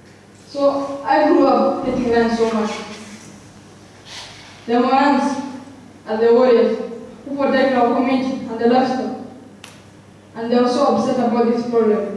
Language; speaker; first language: English; non-native, local second language; Masai